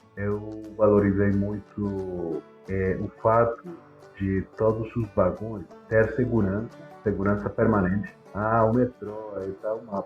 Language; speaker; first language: Portuguese; non-native, fluent; Spanish